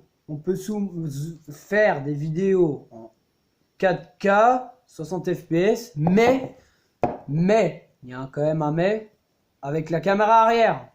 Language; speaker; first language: French; native; French